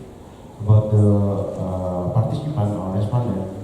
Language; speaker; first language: English; non-native, learner; Indonesian